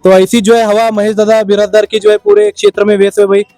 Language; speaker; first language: Hindi; non-native, local second language; Marathi